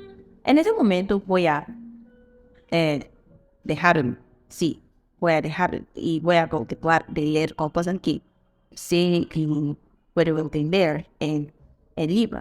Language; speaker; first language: Spanish; non-native, fluent; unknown